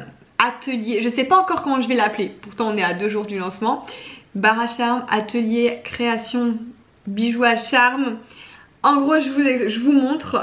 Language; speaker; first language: French; native; French